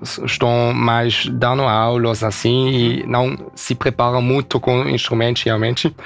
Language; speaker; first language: Portuguese; early bilingual, heritage; German